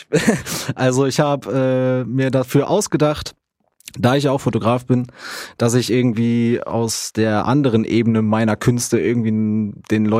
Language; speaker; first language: German; native; German